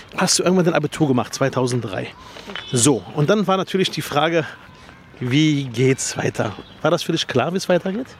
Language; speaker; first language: German; early bilingual, other home language; Arabic